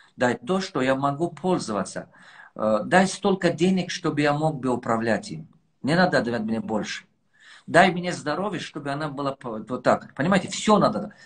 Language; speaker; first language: Russian; non-native, local second language; Tajik